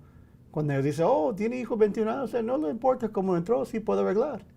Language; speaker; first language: Spanish; early bilingual, heritage; English